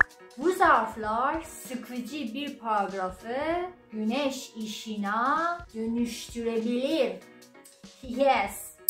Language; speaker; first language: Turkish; non-native, learner; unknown